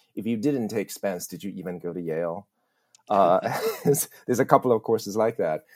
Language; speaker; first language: English; early bilingual, other home language; Chinese